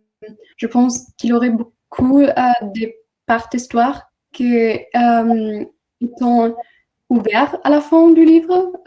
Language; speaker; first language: French; non-native, learner; German